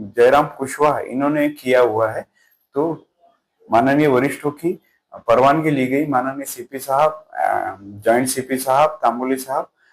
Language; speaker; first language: Hindi; non-native, local second language; Marathi